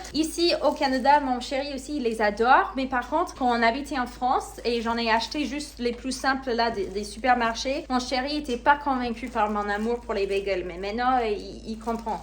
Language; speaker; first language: French; non-native, fluent; English